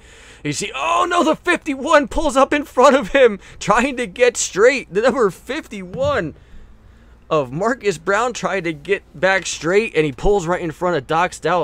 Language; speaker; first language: English; native; English